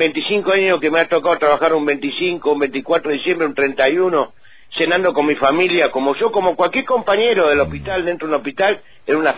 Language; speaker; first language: Spanish; native; Spanish